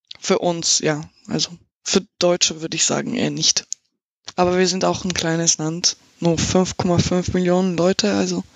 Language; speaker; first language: German; non-native, fluent; Slovak